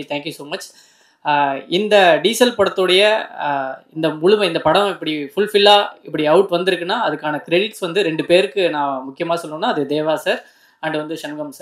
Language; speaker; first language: Tamil; native; Tamil